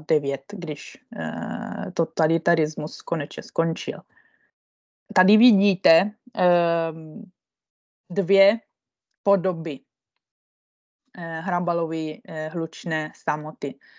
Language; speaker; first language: Czech; non-native, fluent; Italian